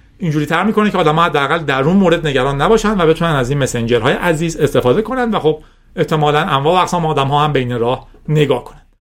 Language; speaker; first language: Persian; non-native, local second language; Azerbaijani